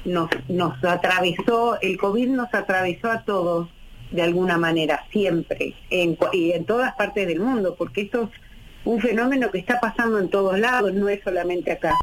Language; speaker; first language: Spanish; native; Spanish